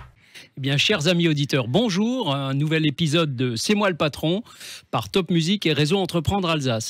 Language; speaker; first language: French; native; French